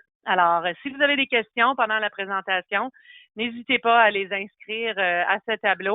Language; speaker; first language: French; native; French